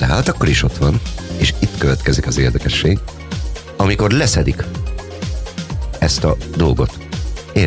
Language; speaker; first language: Hungarian; native; Hungarian